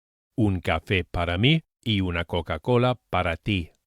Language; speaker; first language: Spanish; non-native, fluent; English